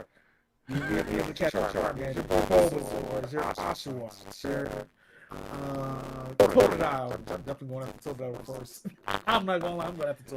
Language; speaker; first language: English; native; English